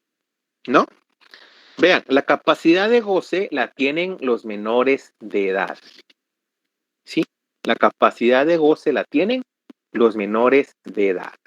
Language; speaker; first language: Spanish; native; Spanish